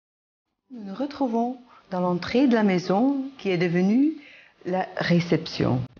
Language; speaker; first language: French; non-native, local second language; Dutch